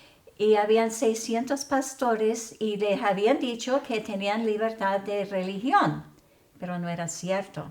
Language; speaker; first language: Spanish; non-native, fluent; English